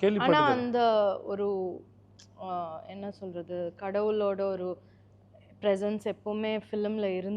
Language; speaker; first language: Tamil; non-native, fluent; Malayalam